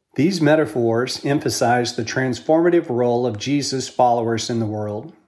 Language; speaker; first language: English; native; English